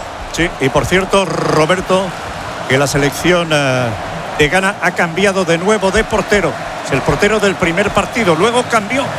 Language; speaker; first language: Spanish; native; Spanish